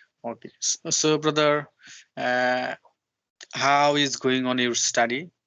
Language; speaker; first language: English; non-native, learner; Bangla